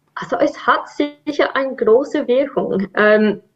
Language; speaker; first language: German; non-native, fluent; English